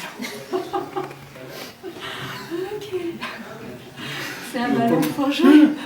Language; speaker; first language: French; native; French